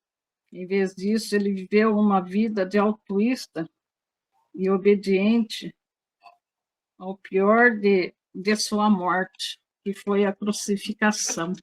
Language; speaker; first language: Portuguese; native; Portuguese